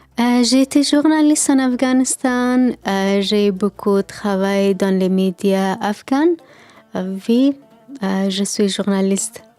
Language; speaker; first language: French; non-native, learner; Persian